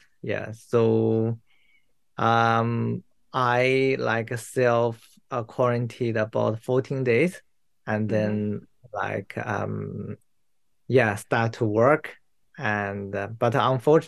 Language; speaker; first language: English; non-native, learner; Chinese